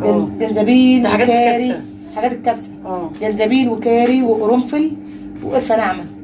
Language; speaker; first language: Arabic; native; Arabic